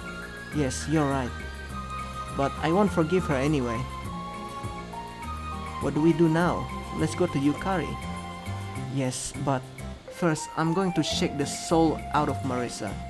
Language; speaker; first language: English; non-native, fluent; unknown